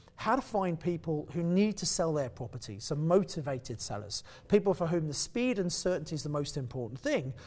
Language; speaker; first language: English; native; English